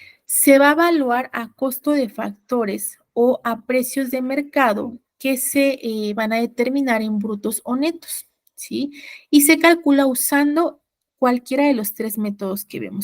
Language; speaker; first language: Spanish; native; Spanish